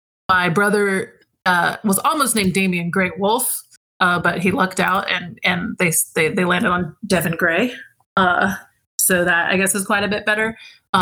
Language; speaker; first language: English; native; English